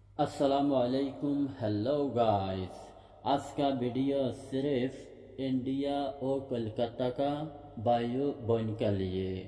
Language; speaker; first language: Hindi; non-native, learner; Bangla